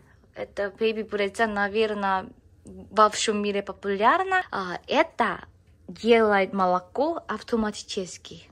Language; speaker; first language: Russian; non-native, learner; Korean